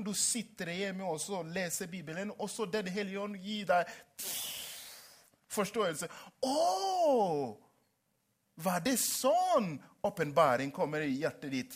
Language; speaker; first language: Swedish; non-native, fluent; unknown